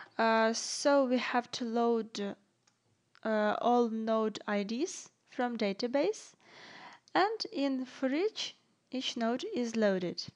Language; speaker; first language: English; non-native, fluent; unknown